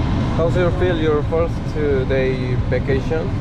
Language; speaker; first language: English; non-native, learner; Korean